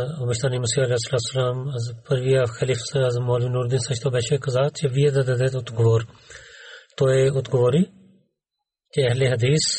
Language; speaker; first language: Bulgarian; non-native, learner; Urdu